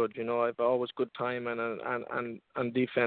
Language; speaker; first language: English; native; English